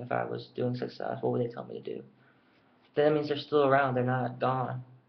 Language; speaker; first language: English; native; English